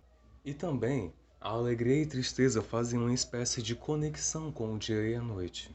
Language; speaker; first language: Portuguese; native; Portuguese